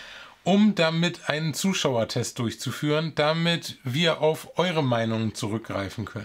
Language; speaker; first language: German; native; German